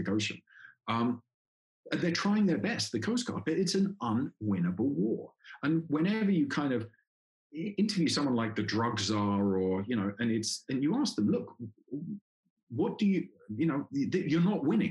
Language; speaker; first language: English; native; English